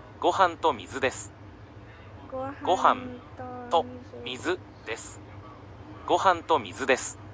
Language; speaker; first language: Japanese; non-native, learner; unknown